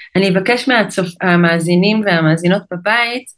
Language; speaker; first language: Hebrew; native; Hebrew